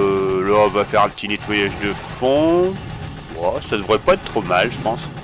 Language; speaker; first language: French; native; French